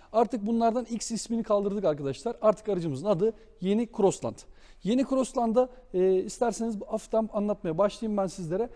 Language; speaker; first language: Turkish; native; Turkish